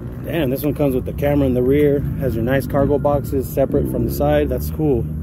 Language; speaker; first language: English; early bilingual, other home language; Spanish